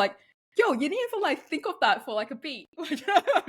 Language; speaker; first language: English; native; English